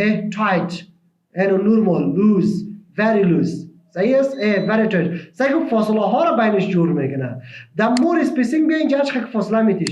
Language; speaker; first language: Persian; native; Persian